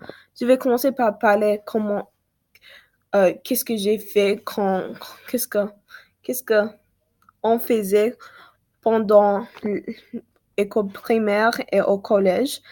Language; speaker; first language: French; non-native, learner; English